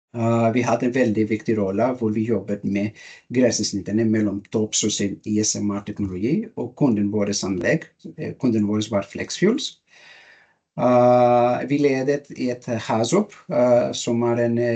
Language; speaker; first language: Norwegian; non-native, learner; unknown